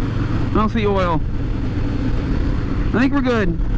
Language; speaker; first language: English; native; English